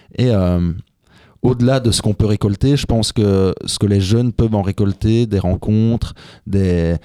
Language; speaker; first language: French; native; French